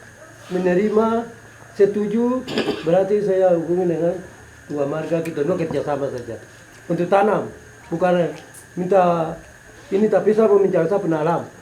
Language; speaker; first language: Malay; non-native, local second language; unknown